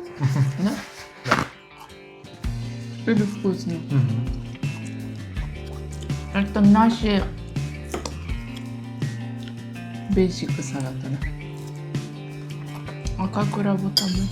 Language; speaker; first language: Russian; non-native, learner; Japanese